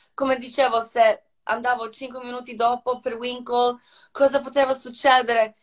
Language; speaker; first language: Italian; non-native, fluent; Croatian